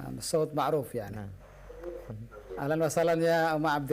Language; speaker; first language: Arabic; non-native, fluent; Indonesian